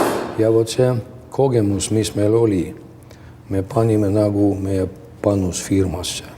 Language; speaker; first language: Estonian; non-native, local second language; Russian